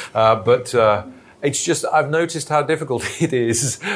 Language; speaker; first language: English; native; English